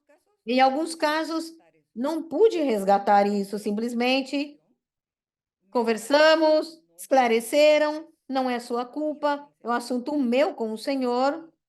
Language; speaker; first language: Portuguese; non-native, fluent; Spanish